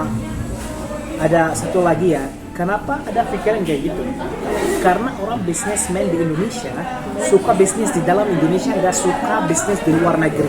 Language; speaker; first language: Indonesian; non-native, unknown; Arabic